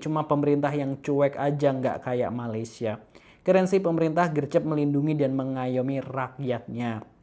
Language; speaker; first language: Indonesian; native; Indonesian